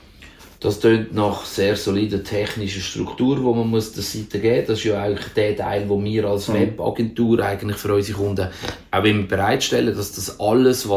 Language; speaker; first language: German; native; German